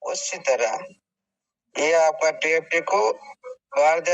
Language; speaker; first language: Hindi; native; Hindi